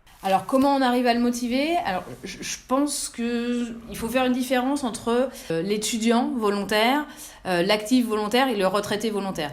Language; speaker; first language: French; native; French